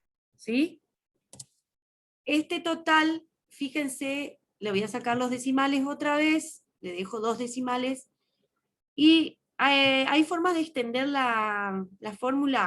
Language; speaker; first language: Spanish; native; Spanish